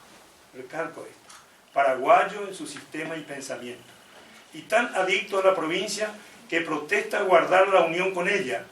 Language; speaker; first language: Spanish; native; Spanish